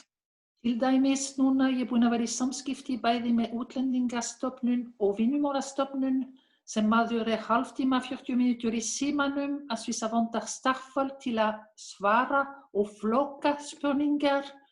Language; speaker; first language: Icelandic; non-native, learner; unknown